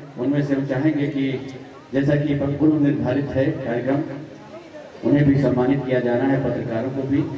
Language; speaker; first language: Hindi; native; Hindi